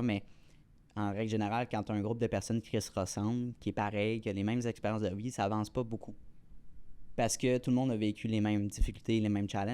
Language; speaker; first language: French; native; French